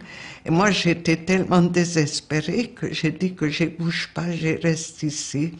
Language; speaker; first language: French; non-native, fluent; Hungarian